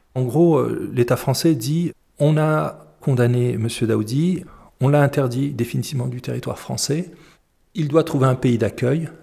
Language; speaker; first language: French; early bilingual, other home language; Arabic